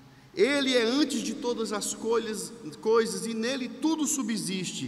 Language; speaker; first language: Portuguese; native; Portuguese